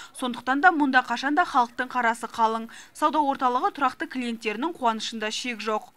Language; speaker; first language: Kazakh; native; Kazakh